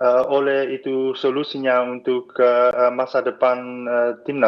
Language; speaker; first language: Indonesian; non-native, fluent; Dutch